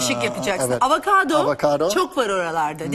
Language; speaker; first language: Turkish; native; Turkish